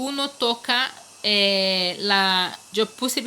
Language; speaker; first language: Spanish; non-native, fluent; Portuguese